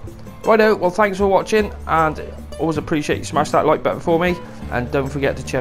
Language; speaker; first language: English; native; English